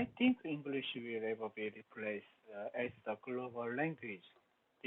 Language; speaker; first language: English; non-native, learner; Korean